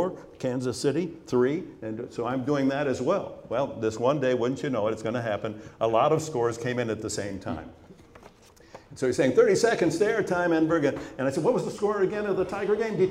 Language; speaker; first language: English; native; English